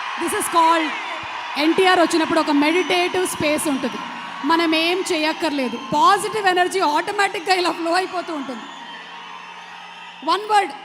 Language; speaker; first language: Telugu; native; Telugu